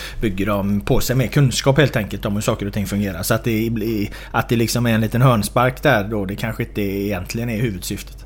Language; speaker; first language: Swedish; native; Swedish